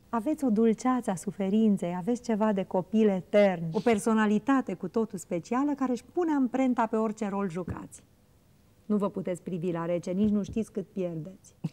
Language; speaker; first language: Romanian; native; Romanian